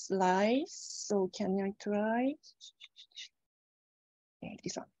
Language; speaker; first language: English; non-native, fluent; Japanese